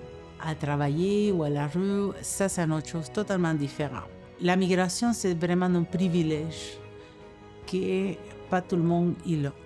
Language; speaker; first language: French; non-native, fluent; Spanish